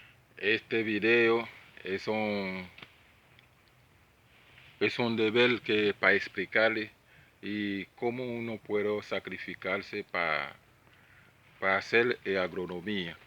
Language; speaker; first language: Spanish; non-native, learner; Haitian Creole